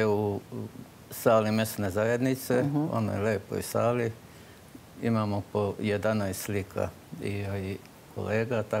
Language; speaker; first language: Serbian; non-native, local second language; Slovak